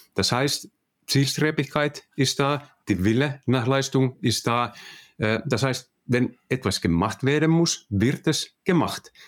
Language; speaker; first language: German; non-native, fluent; Finnish